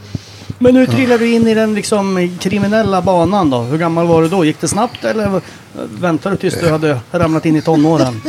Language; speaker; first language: Swedish; native; Swedish